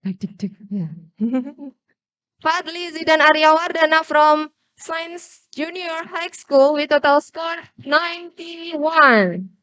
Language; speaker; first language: English; non-native, learner; Indonesian